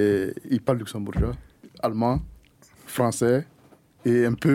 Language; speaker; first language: French; non-native, local second language; Mossi